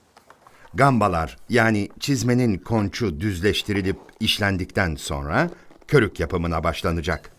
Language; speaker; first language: Turkish; native; Turkish